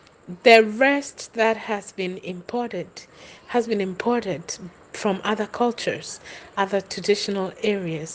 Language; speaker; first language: English; non-native, local second language; Ewe